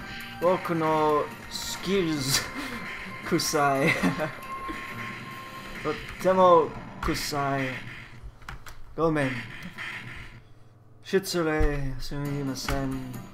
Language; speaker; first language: Japanese; non-native, learner; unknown